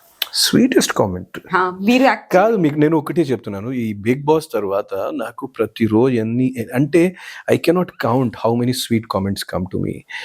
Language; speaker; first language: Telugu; non-native, fluent; Hindi